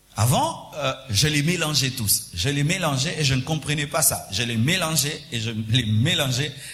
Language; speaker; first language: French; non-native, local second language; Swahili